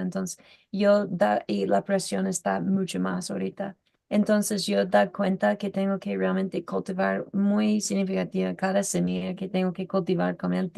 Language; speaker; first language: Spanish; non-native, learner; English